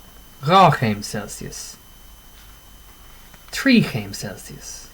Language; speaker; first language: Irish; non-native, local second language; English